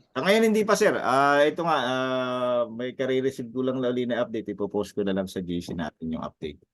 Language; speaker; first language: Filipino; native; Filipino